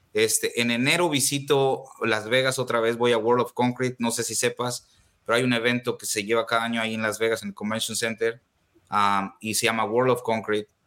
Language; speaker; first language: Spanish; native; Spanish